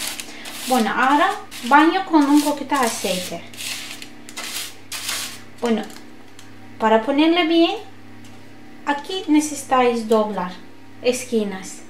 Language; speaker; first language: Spanish; non-native, learner; Turkish